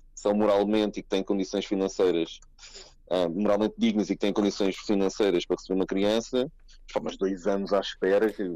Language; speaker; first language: Portuguese; native; Portuguese